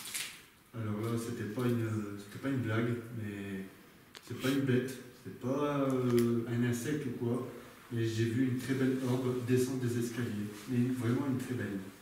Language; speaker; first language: French; native; French